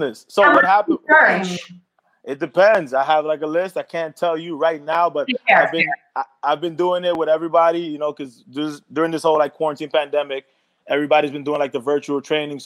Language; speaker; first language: English; native; English